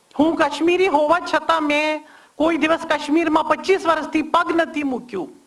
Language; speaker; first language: Gujarati; non-native, local second language; Kashmiri